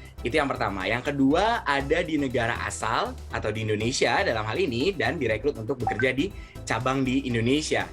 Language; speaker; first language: Indonesian; native; Indonesian